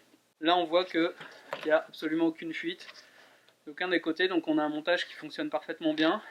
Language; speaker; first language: French; native; French